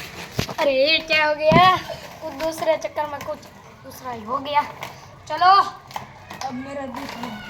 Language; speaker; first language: Hindi; non-native, local second language; Gujarati